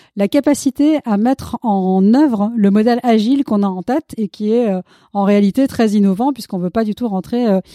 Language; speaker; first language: French; non-native, fluent; Malayalam